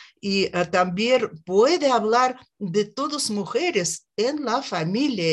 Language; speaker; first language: Spanish; non-native, learner; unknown